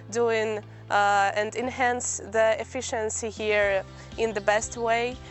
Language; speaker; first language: English; non-native, fluent; Persian